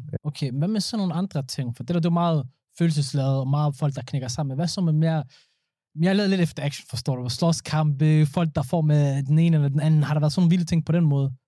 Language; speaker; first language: Danish; early bilingual, other home language; Somali